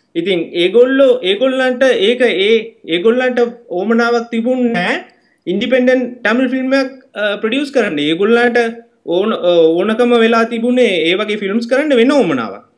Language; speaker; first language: Sinhala; non-native, local second language; Tamil